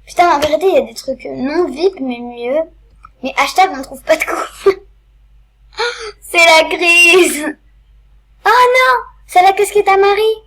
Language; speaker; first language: French; native; French